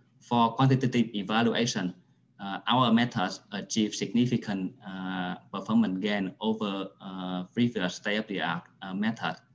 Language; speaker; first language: English; non-native, fluent; Vietnamese